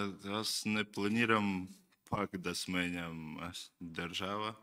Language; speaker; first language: Bulgarian; non-native, learner; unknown